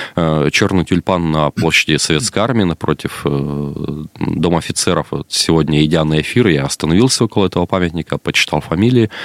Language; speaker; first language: Russian; native; Russian